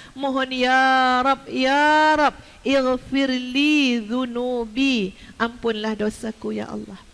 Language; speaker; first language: Malay; native; Malay